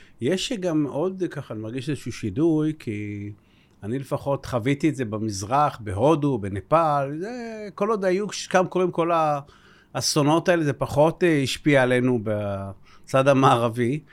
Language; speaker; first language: Hebrew; native; Hebrew